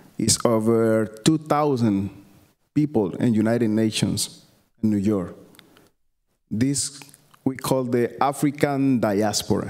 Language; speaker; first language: English; non-native, learner; Spanish